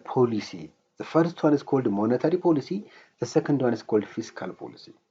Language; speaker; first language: English; non-native, local second language; Amharic